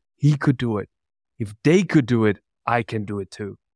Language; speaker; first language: English; non-native, fluent; Czech